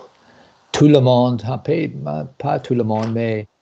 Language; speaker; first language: French; non-native, learner; English